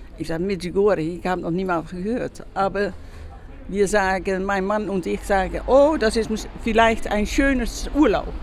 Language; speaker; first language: German; non-native, learner; Dutch